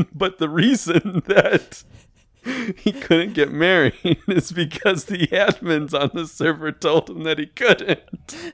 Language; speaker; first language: English; native; English